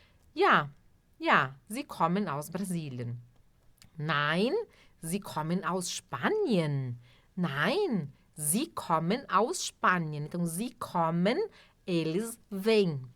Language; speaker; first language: German; non-native, fluent; Portuguese